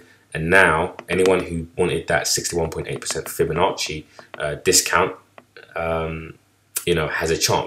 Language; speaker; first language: English; native; English